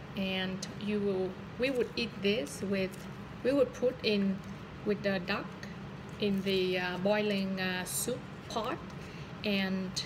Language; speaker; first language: English; non-native, fluent; Vietnamese